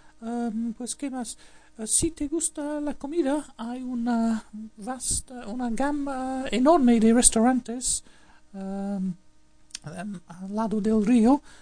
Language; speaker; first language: Spanish; non-native, fluent; English